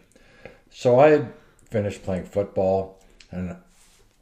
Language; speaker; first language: English; native; English